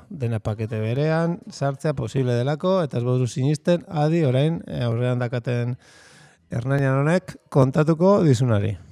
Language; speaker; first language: Basque; native; Basque